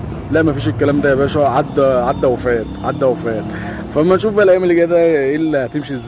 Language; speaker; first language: Arabic; native; Arabic